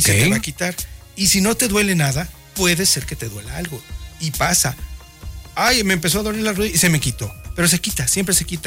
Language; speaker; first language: Spanish; native; Spanish